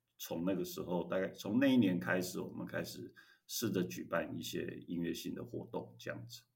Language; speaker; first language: Chinese; native; Chinese